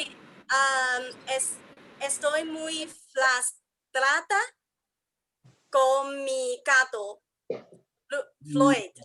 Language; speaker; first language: Spanish; non-native, learner; English